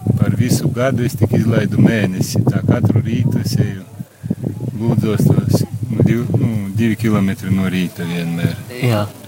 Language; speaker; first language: Latvian; native; Latvian